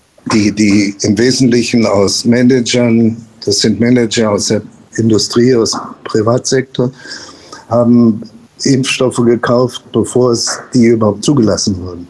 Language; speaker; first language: German; non-native, fluent; Spanish